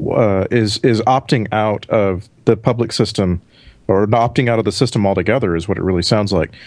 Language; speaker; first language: English; native; English